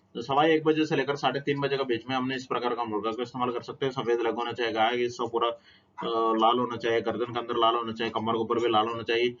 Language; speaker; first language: Hindi; non-native, local second language; Telugu